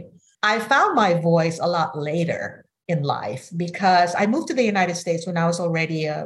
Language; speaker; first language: English; non-native, local second language; Filipino